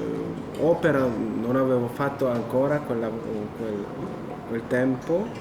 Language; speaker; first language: Italian; non-native, fluent; Korean